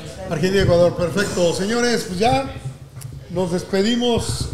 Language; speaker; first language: Spanish; native; Spanish